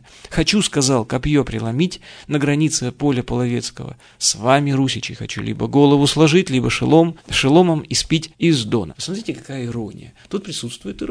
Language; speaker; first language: Russian; native; Russian